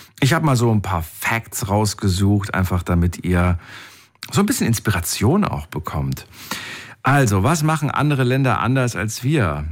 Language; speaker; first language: German; native; German